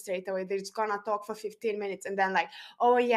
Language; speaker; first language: English; non-native, fluent; Lithuanian